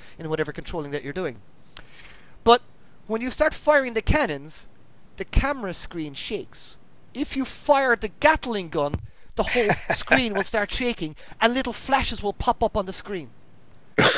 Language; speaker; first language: English; native; English